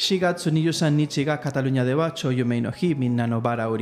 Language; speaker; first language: Japanese; non-native, learner; Catalan